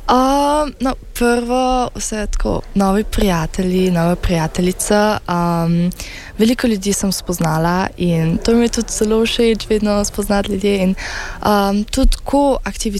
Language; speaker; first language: Slovenian; early bilingual, heritage; Slovenian